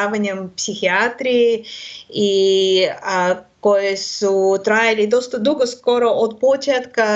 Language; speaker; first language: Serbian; non-native, learner; Russian